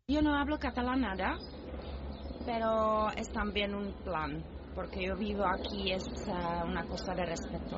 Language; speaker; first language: Spanish; non-native, fluent; Czech